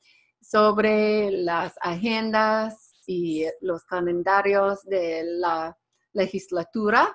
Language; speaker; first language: Spanish; non-native, fluent; English